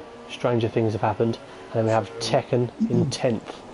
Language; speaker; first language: English; native; English